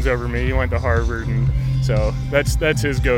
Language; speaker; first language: English; native; English